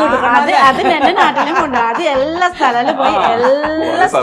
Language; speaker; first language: Malayalam; non-native, fluent; Nepali